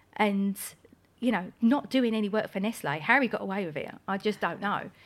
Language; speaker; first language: English; native; English